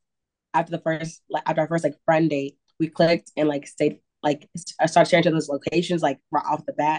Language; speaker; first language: English; native; English